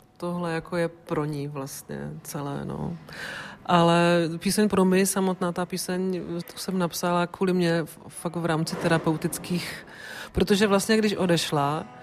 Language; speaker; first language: Czech; non-native, local second language; Polish